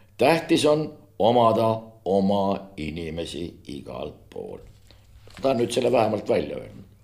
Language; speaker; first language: Estonian; native; Estonian